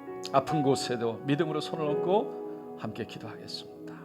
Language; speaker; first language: Korean; native; Korean